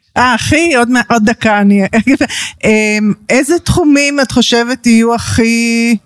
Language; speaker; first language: Hebrew; native; Hebrew